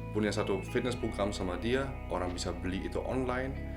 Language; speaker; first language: Indonesian; early bilingual, other home language; German